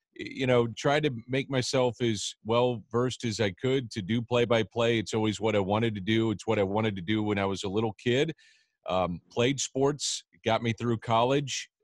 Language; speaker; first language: English; native; English